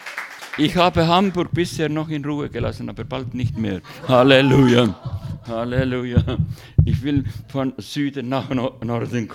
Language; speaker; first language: German; non-native, learner; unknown